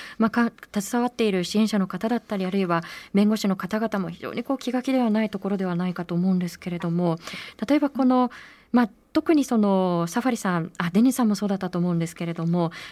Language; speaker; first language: Japanese; native; Japanese